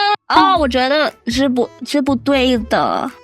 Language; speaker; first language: Chinese; non-native, learner; English